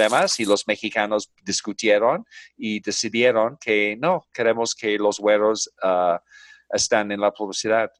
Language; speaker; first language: Spanish; non-native, fluent; English